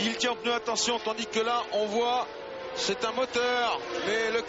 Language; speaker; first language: French; native; French